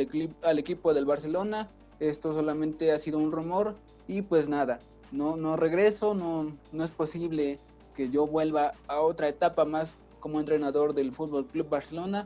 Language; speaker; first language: Spanish; native; Spanish